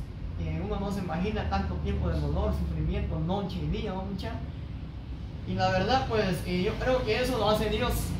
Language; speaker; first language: Spanish; native; Spanish